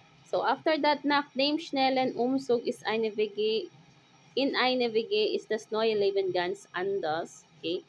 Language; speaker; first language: German; non-native, fluent; Filipino